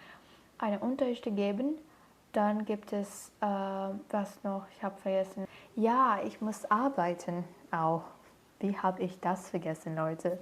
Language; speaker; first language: German; non-native, learner; Portuguese